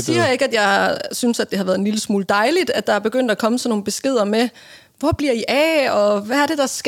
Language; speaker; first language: Danish; native; Danish